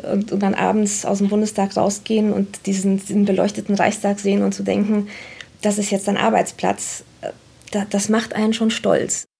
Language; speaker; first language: German; non-native, fluent; Romanian